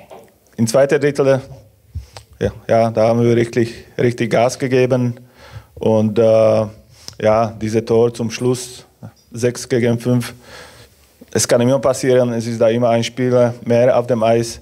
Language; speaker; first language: German; non-native, fluent; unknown